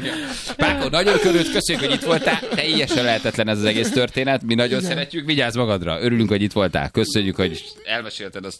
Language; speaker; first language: Hungarian; native; Hungarian